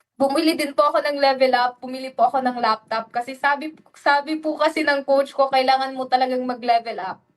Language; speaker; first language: Filipino; non-native, local second language; Waray